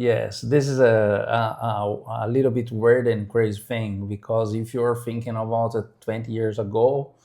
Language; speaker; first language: English; non-native, fluent; Portuguese